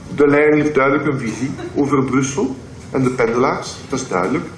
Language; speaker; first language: Dutch; non-native, local second language; French